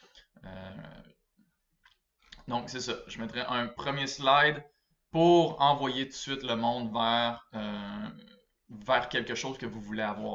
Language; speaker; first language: French; native; French